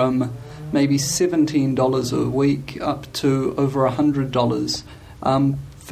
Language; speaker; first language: English; native; English